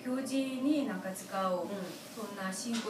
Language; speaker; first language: Japanese; non-native, fluent; Korean